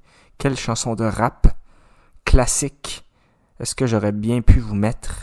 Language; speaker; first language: French; native; French